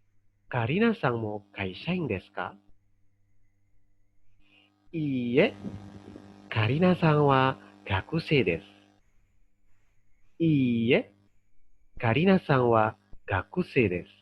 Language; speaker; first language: Japanese; non-native, fluent; Indonesian